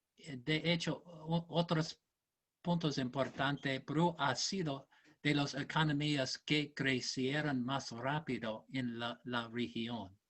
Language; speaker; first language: Spanish; non-native, learner; English